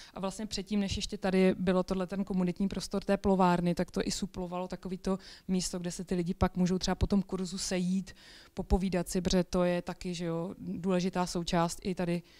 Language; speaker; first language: Czech; native; Czech